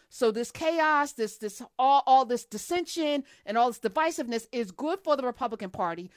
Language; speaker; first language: English; native; English